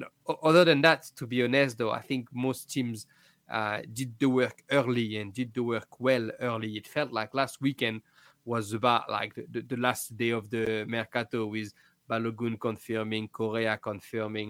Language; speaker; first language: English; non-native, fluent; French